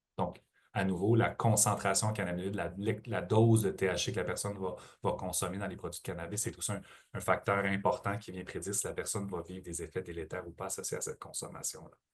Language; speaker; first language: French; native; French